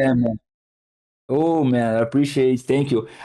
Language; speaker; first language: English; non-native, learner; Portuguese